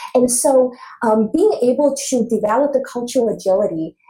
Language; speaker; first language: English; non-native, fluent; Chinese